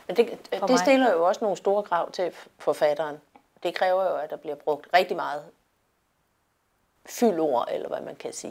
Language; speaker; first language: Danish; native; Danish